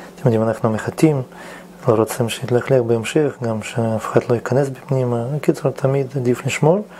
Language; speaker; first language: Hebrew; non-native, fluent; Russian